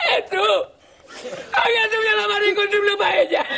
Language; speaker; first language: Spanish; native; Spanish